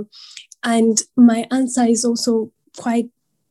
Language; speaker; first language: English; non-native, local second language; Nyankole